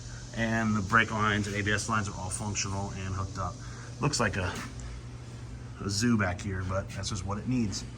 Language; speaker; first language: English; native; English